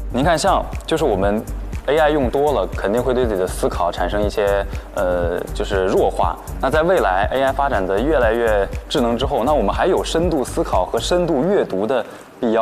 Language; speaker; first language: Chinese; native; Chinese